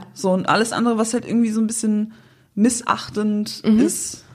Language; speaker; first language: German; native; German